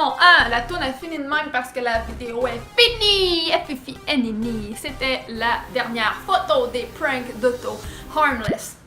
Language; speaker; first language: French; native; French